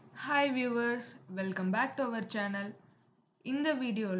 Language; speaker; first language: English; non-native, local second language; Tamil